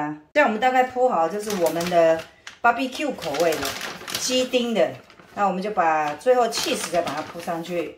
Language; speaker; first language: Chinese; native; Chinese